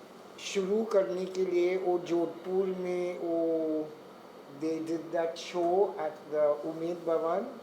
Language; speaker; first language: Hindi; non-native, local second language; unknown